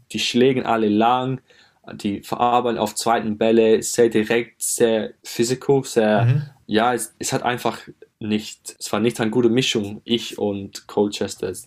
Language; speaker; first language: German; non-native, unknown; English